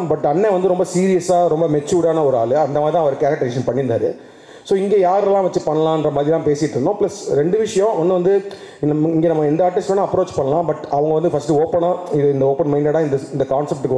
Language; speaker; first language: Tamil; native; Tamil